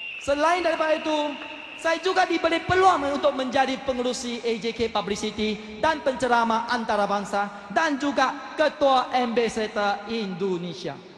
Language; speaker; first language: Malay; non-native, local second language; Chinese